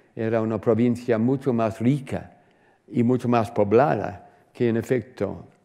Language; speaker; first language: Spanish; non-native, fluent; English